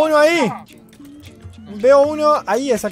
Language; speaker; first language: Spanish; native; Spanish